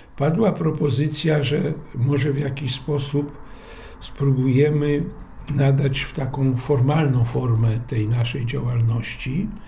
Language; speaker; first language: Polish; non-native, local second language; Belarusian